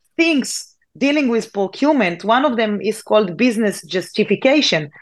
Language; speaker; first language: English; non-native, fluent; Hebrew